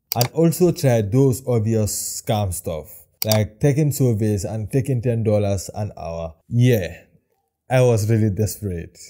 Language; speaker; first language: English; non-native, local second language; Wolof